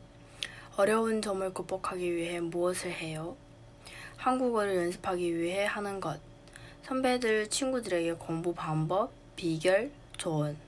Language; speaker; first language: Korean; non-native, learner; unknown